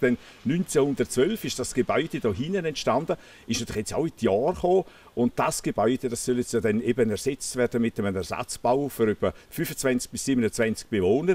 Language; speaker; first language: German; native; German